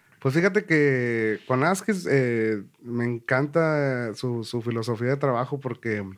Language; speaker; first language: Spanish; native; Spanish